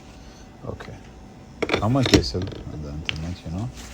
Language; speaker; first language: English; non-native, learner; Arabic